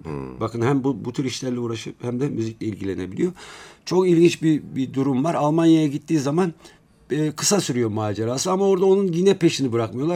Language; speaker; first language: Turkish; native; Turkish